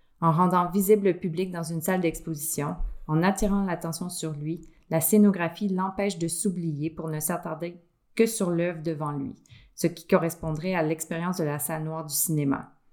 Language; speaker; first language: French; native; French